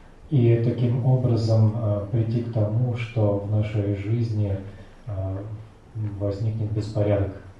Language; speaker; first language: Russian; native; Russian